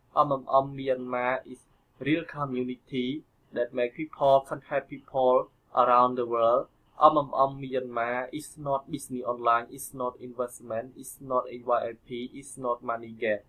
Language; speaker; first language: English; non-native, learner; Khmer